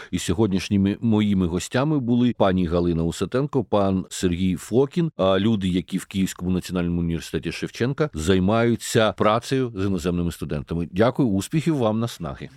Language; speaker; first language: Ukrainian; native; Ukrainian